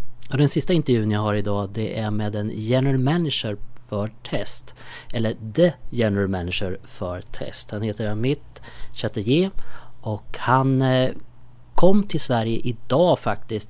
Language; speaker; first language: Swedish; native; Swedish